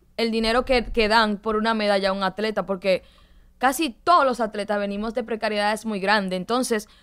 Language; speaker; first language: Spanish; native; Spanish